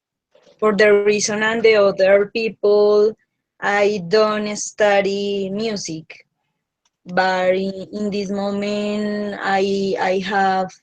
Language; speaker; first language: English; non-native, learner; Spanish